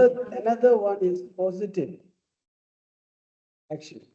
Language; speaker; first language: English; non-native, local second language; Tibetan